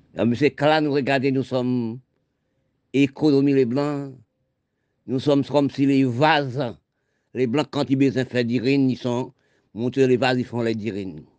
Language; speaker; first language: French; non-native, local second language; Haitian Creole